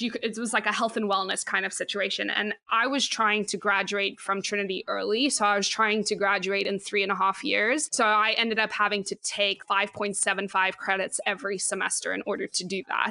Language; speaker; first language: English; native; English